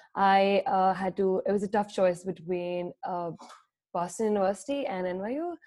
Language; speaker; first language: English; non-native, local second language; Hindi